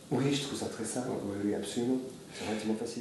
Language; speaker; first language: French; native; French